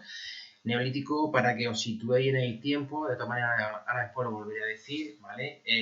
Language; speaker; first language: Spanish; native; Spanish